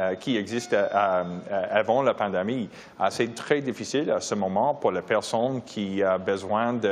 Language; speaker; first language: French; non-native, local second language; English